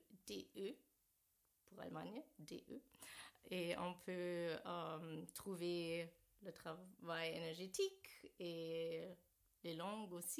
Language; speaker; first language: French; non-native, learner; German